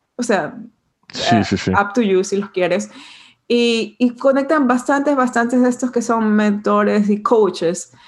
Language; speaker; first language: Spanish; native; Spanish